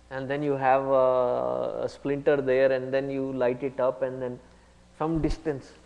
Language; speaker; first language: English; non-native, local second language; Hindi